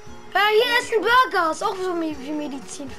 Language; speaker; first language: German; native; German